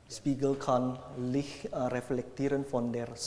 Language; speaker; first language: German; non-native, fluent; Indonesian